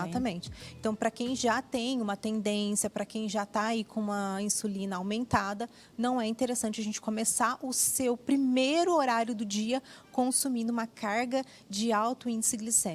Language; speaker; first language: Portuguese; native; Portuguese